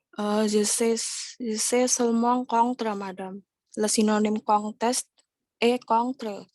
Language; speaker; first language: French; non-native, learner; Indonesian